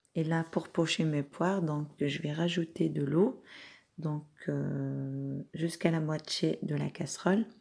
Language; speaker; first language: French; non-native, local second language; Arabic